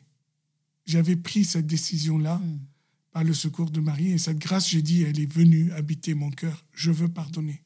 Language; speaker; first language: French; non-native, local second language; Arabic